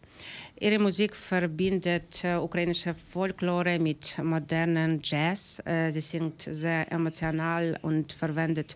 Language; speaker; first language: German; non-native, learner; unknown